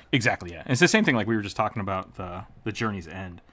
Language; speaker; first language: English; native; English